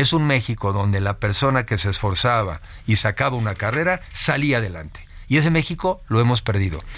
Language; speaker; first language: Spanish; native; Spanish